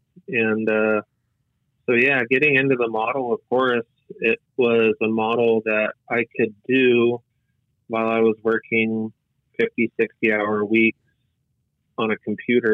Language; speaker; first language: English; native; English